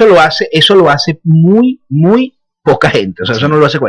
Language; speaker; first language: Spanish; native; Spanish